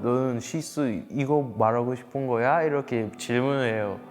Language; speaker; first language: Korean; early bilingual, other home language; English